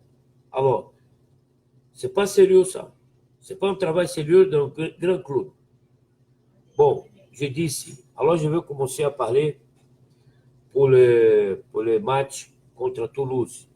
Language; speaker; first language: French; non-native, fluent; Portuguese